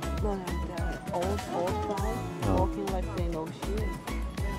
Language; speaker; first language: English; non-native, learner; Mongolian